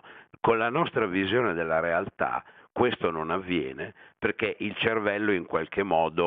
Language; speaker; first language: Italian; native; Italian